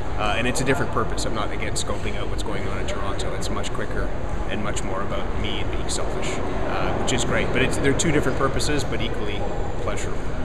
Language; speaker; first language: English; native; English